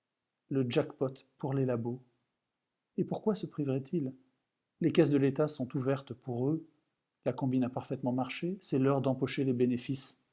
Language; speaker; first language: French; native; French